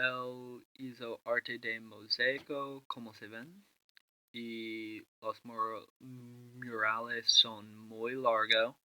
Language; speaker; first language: Spanish; non-native, learner; English